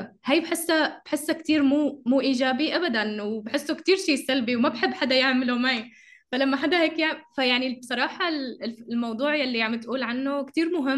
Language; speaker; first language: Arabic; native; Arabic